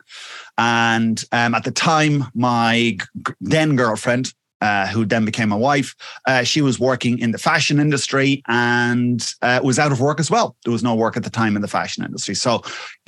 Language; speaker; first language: English; native; English